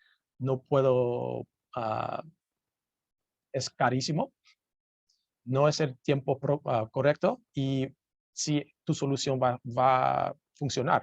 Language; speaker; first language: Spanish; non-native, learner; English